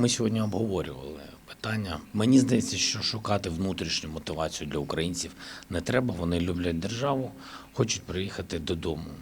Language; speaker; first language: Ukrainian; native; Ukrainian